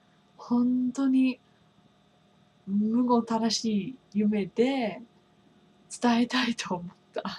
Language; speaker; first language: Japanese; non-native, fluent; English